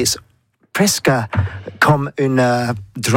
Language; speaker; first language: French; non-native, learner; English